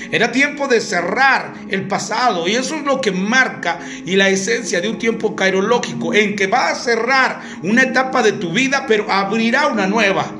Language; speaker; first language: Spanish; native; Spanish